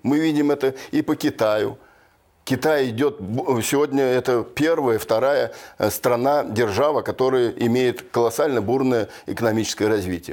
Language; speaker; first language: Russian; native; Russian